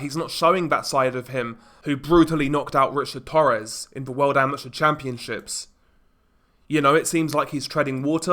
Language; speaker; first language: English; native; English